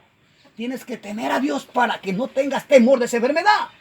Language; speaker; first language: Spanish; native; Spanish